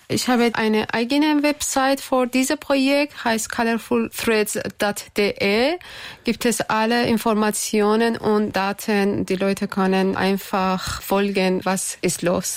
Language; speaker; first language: German; non-native, learner; Persian